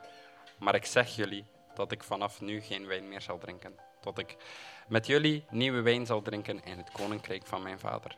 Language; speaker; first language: Dutch; native; Dutch